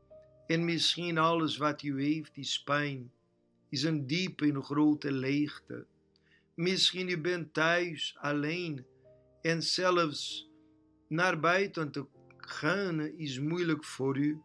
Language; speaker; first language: Dutch; non-native, fluent; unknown